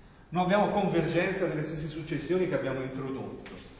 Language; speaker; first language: Italian; native; Italian